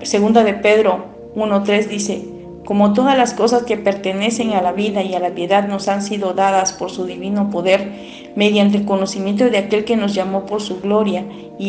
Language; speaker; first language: Spanish; native; Spanish